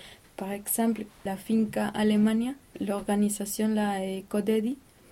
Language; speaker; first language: French; non-native, learner; Spanish